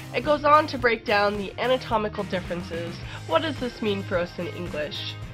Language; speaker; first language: English; native; English